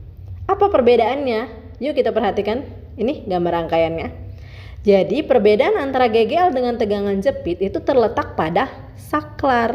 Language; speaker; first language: Indonesian; native; Indonesian